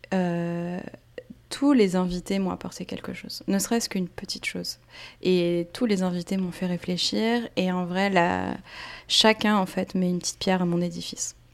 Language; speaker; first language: French; native; French